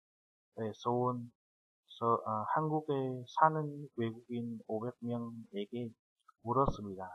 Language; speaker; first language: Korean; non-native, fluent; Vietnamese